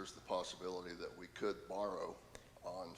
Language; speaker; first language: English; native; English